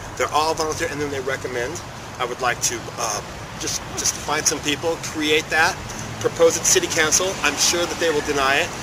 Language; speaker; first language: English; native; English